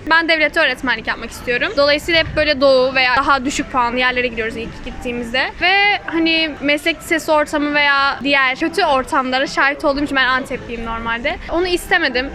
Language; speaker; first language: Turkish; native; Turkish